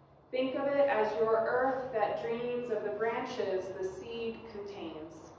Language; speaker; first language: English; native; English